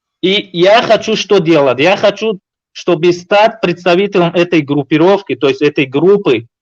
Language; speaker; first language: Russian; non-native, local second language; Tajik